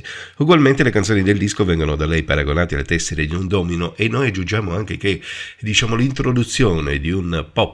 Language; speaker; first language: Italian; native; Italian